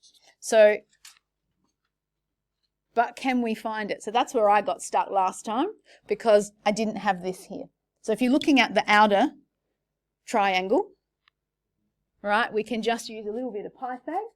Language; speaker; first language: English; native; English